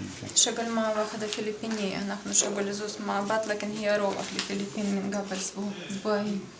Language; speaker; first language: Arabic; non-native, learner; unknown